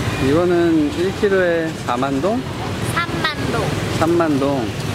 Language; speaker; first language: Korean; non-native, learner; Vietnamese